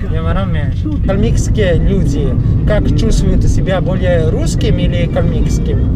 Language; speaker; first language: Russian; non-native, learner; Italian